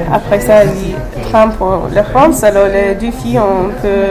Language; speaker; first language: French; non-native, learner; English